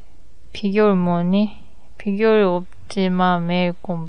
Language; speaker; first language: Korean; non-native, learner; Japanese